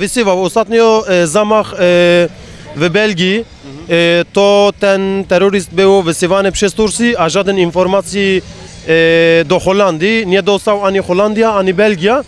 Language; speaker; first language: Polish; non-native, fluent; Kurdish